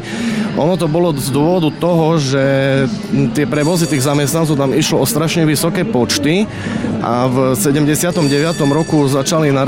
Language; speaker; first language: Slovak; native; Slovak